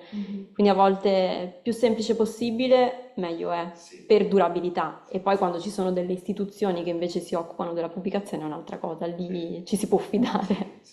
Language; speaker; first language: Italian; native; Italian